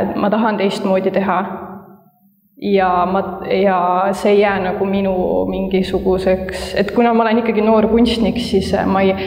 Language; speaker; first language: Estonian; native; Estonian